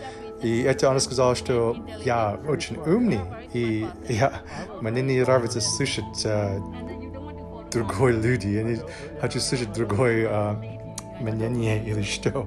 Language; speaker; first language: Russian; non-native, learner; English